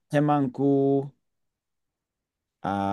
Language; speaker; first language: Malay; non-native, learner; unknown